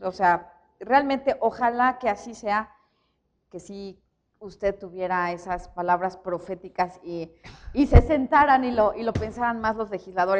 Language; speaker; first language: Spanish; native; Spanish